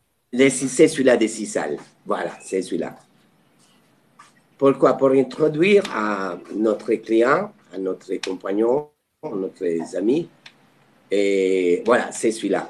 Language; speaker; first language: French; non-native, fluent; Spanish